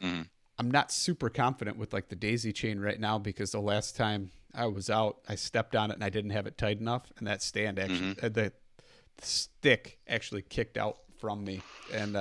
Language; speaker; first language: English; native; English